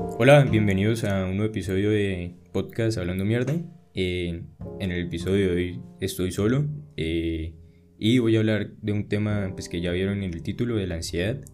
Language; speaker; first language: Spanish; native; Spanish